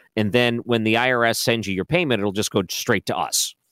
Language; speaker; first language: English; native; English